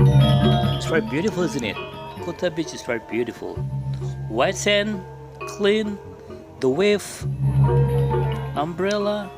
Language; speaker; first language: English; non-native, local second language; Indonesian